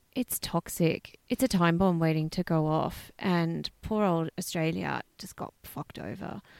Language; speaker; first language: English; native; English